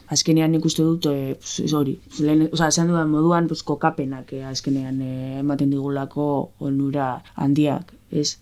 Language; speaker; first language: Basque; native; Basque